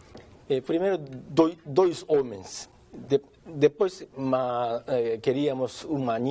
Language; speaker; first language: Portuguese; non-native, learner; Japanese